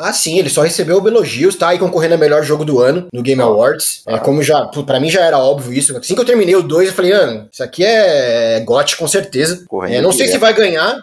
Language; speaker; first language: Portuguese; native; Portuguese